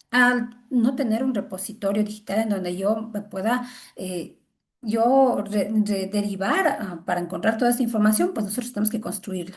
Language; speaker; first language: Spanish; native; Spanish